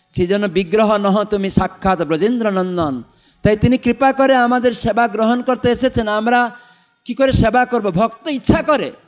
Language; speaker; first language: Bangla; non-native, fluent; Odia